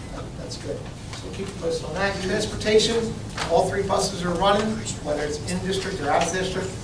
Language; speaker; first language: English; native; English